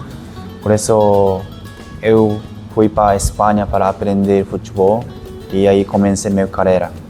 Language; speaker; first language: Portuguese; non-native, learner; Japanese